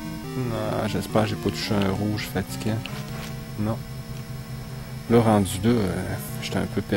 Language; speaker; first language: French; native; French